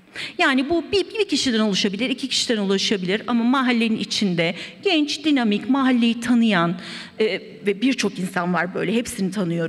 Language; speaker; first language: Turkish; native; Turkish